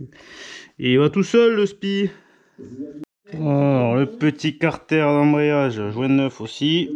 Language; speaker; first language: French; native; French